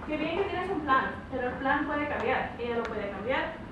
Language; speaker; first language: Spanish; early bilingual, other home language; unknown